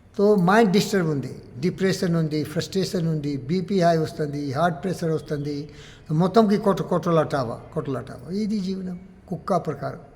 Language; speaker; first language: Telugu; non-native, learner; Hindi